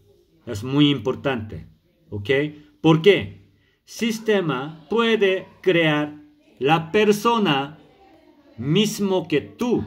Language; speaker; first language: Spanish; non-native, learner; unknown